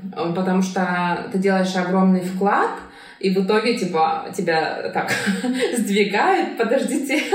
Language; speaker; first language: Russian; non-native, local second language; Kyrgyz